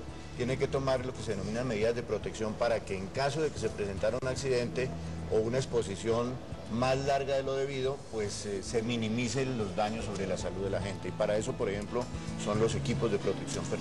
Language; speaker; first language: Spanish; native; Spanish